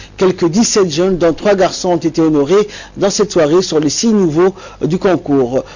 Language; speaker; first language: French; non-native, local second language; Somali